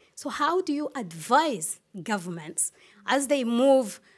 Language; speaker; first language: English; non-native, local second language; Kinyarwanda